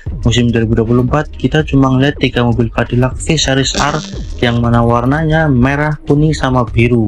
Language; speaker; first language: Indonesian; native; Indonesian